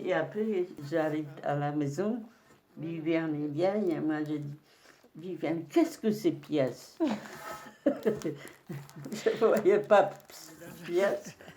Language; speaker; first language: French; non-native, learner; Polish